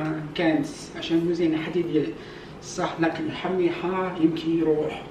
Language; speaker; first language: Arabic; non-native, learner; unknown